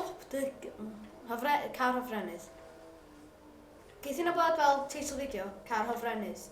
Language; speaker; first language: Welsh; non-native, local second language; English